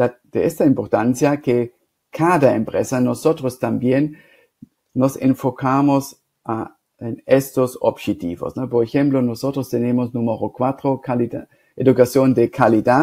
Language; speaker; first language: Spanish; non-native, fluent; German